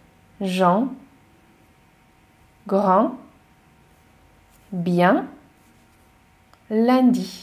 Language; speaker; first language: French; non-native, fluent; Hungarian